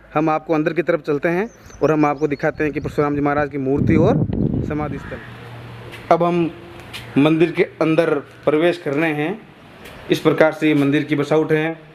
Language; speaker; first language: Hindi; native; Hindi